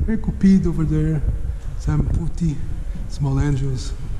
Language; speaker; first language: English; non-native, fluent; Portuguese